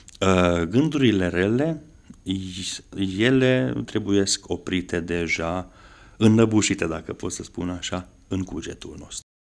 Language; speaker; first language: Romanian; non-native, local second language; Hungarian